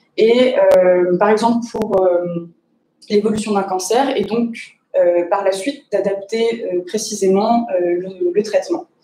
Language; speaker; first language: French; native; French